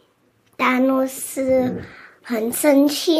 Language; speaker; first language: Chinese; early bilingual, heritage; English